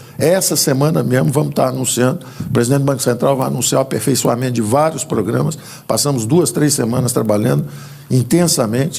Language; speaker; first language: Portuguese; native; Portuguese